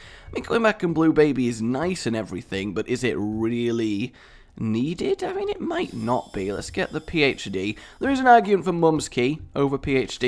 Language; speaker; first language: English; native; English